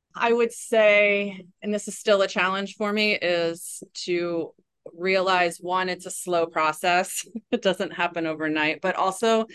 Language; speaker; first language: English; native; English